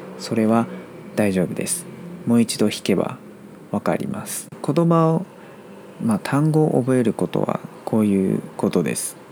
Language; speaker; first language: Japanese; non-native, fluent; Chinese